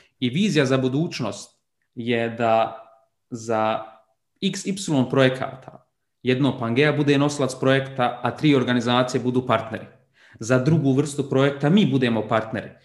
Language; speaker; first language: Croatian; early bilingual, heritage; Bosnian